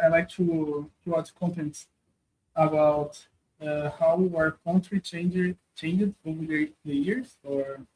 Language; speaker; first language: English; non-native, learner; Portuguese